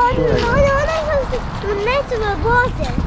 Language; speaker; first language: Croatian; early bilingual, heritage; Croatian